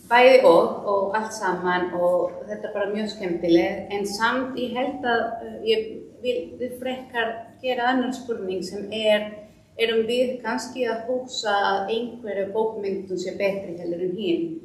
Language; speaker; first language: Icelandic; non-native, fluent; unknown